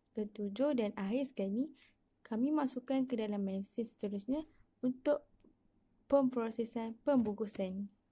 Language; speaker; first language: Malay; native; Malay